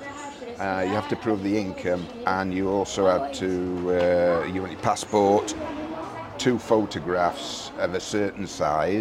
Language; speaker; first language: English; native; English